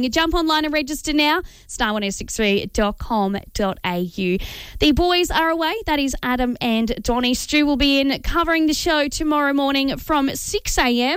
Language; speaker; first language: English; native; English